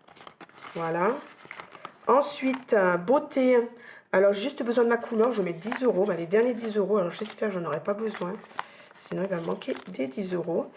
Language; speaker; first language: French; native; French